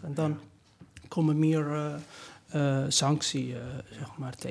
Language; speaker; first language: Dutch; non-native, fluent; Persian